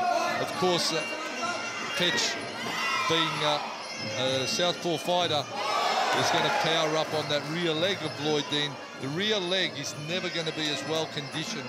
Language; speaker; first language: English; native; English